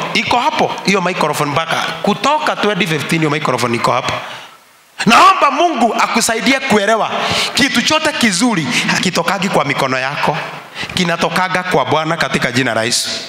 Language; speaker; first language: Swahili; non-native, local second language; Kikuyu